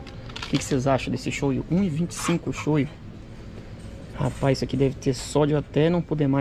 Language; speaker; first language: Portuguese; native; Portuguese